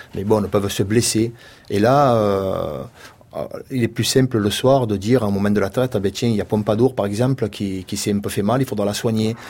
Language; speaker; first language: French; native; French